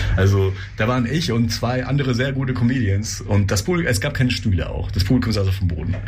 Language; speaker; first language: German; non-native, fluent; Russian